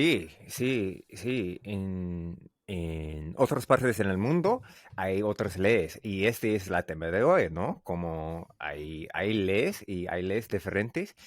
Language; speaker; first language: Spanish; non-native, learner; English